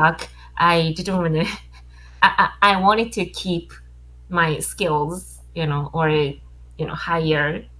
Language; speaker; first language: English; non-native, learner; Japanese